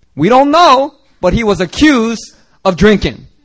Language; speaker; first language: English; native; English